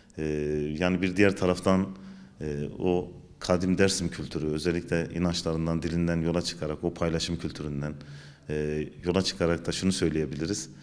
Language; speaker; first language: Turkish; non-native, local second language; Zaza